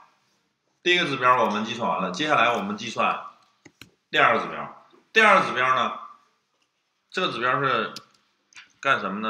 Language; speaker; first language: Chinese; native; Chinese